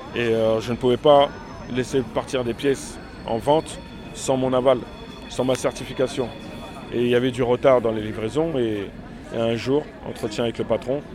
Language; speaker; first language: French; early bilingual, other home language; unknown